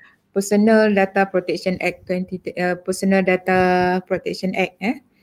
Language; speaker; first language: English; non-native, local second language; Malay